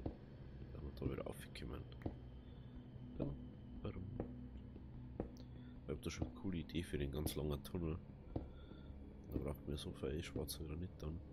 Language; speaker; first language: German; native; German